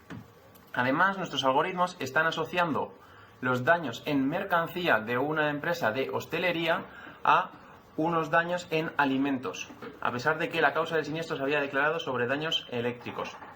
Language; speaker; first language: Spanish; native; Spanish